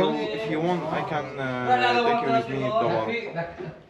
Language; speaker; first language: English; non-native, learner; Arabic